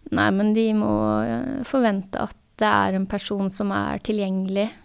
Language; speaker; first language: Norwegian; native; Norwegian